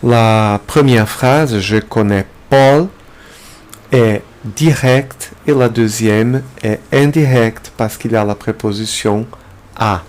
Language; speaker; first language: French; non-native, fluent; Portuguese